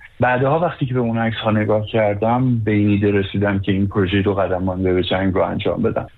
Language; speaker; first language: Persian; native; Persian